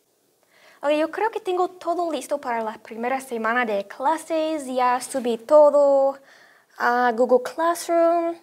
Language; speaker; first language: Spanish; non-native, fluent; English